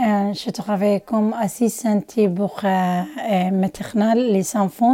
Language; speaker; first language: French; non-native, learner; Somali